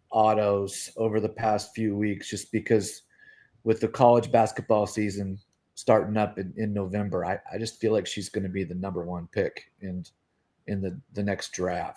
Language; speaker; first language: English; native; English